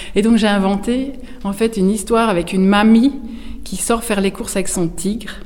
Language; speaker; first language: French; native; French